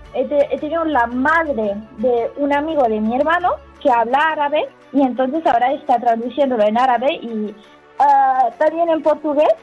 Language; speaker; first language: Spanish; early bilingual, heritage; Spanish